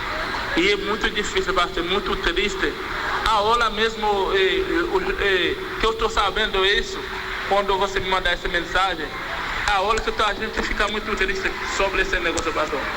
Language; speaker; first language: Portuguese; non-native, fluent; Spanish